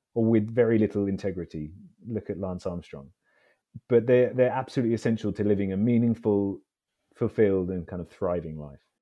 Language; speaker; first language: English; native; English